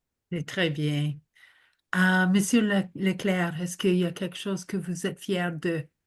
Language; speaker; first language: French; non-native, local second language; English